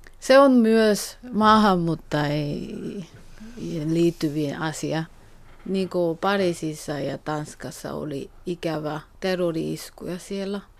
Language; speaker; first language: Finnish; non-native, learner; Korean